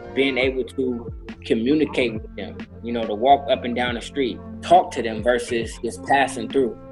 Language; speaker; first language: English; native; English